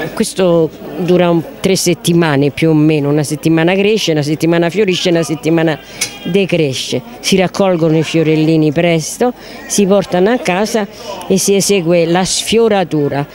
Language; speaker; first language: Italian; native; Italian